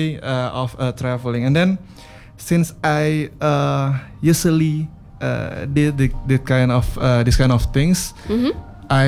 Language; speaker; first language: English; non-native, fluent; Indonesian